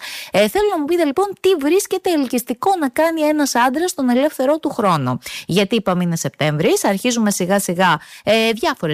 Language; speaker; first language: Greek; native; Greek